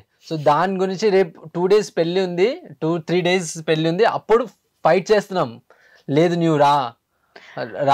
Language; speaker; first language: Telugu; early bilingual, heritage; Telugu